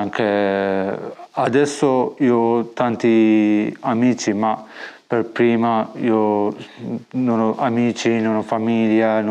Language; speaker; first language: Italian; non-native, learner; Persian